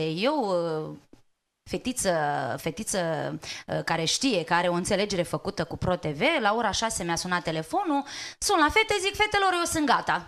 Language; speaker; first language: Romanian; native; Romanian